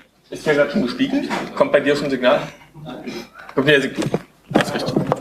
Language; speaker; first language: German; native; German